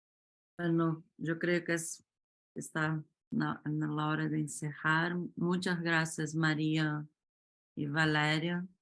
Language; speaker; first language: Spanish; non-native, fluent; Portuguese